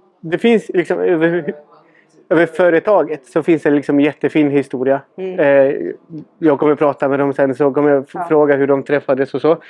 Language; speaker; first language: Swedish; non-native, fluent; Spanish